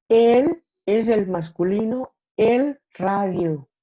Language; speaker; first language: Spanish; non-native, learner; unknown